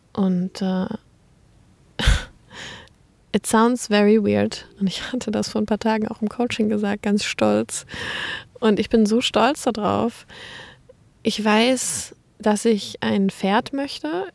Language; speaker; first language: German; native; German